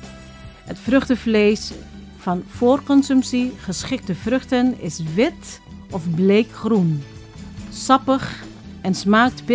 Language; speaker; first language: Dutch; non-native, fluent; Indonesian